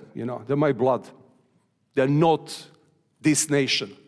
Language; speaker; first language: English; non-native, fluent; Serbian